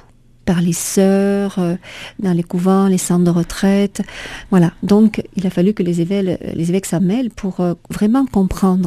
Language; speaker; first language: French; native; French